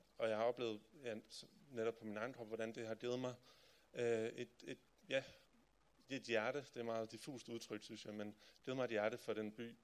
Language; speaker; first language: Danish; native; Danish